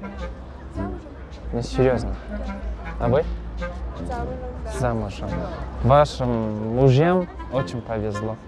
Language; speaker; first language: Russian; non-native, local second language; Kazakh